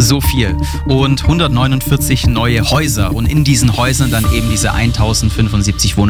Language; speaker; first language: German; native; German